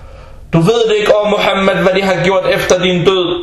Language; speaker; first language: Danish; early bilingual, other home language; Arabic